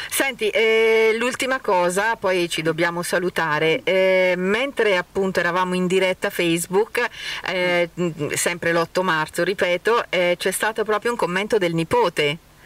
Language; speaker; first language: Italian; native; Italian